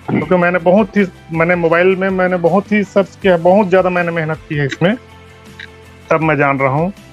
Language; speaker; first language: Hindi; native; Hindi